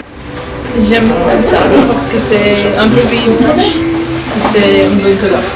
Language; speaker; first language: French; non-native, learner; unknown